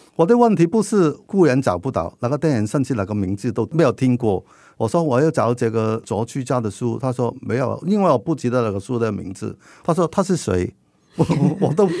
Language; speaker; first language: Chinese; non-native, local second language; Cantonese